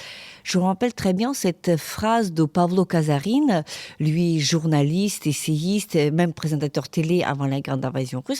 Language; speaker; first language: French; non-native, fluent; Ukrainian